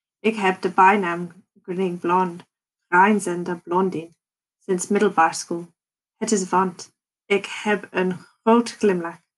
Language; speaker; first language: Dutch; non-native, learner; English